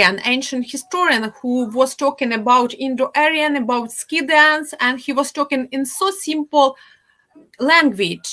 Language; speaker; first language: English; non-native, fluent; Ukrainian